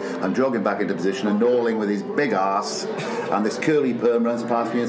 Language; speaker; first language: English; native; English